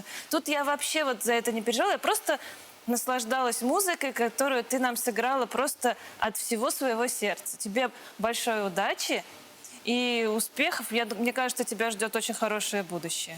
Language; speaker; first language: Russian; native; Russian